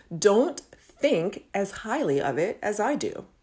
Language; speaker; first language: English; native; English